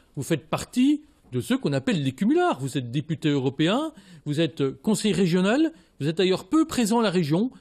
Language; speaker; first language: French; native; French